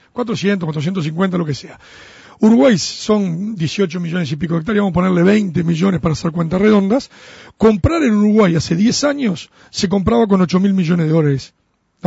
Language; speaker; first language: Spanish; native; Spanish